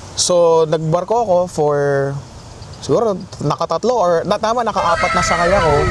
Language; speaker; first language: Filipino; native; Filipino